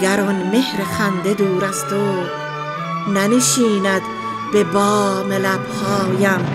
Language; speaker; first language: Persian; native; Persian